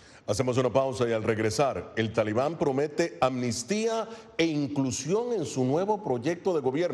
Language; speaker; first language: Spanish; native; Spanish